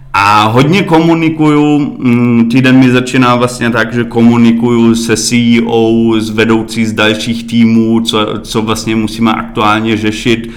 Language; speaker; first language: Czech; early bilingual, heritage; Czech